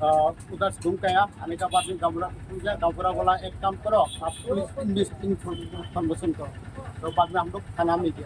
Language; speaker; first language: Hindi; non-native, local second language; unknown